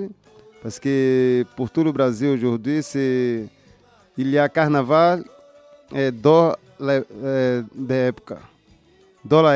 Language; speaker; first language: French; non-native, learner; Portuguese